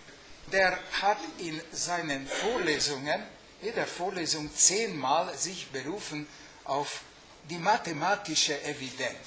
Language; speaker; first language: German; non-native, fluent; Hungarian